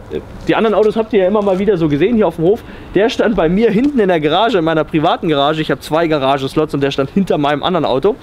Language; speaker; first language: German; native; German